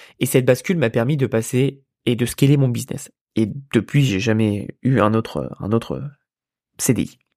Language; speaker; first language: French; native; French